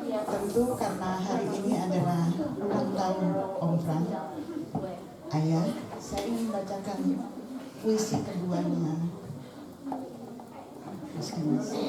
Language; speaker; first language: Indonesian; native; Indonesian